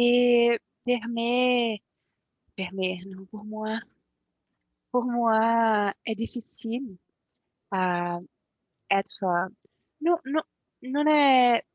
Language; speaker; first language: French; non-native, learner; Portuguese